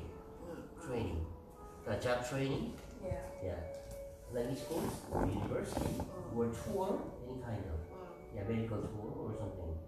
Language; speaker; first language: English; non-native, learner; Korean